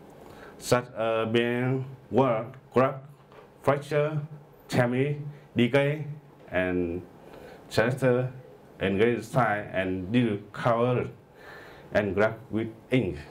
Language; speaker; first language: English; non-native, learner; Vietnamese